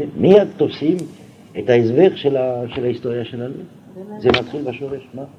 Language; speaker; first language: Hebrew; non-native, fluent; French